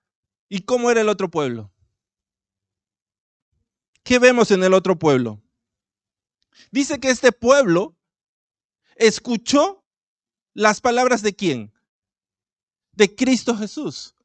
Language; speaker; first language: Spanish; native; Spanish